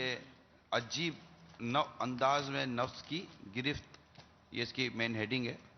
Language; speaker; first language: Urdu; native; Urdu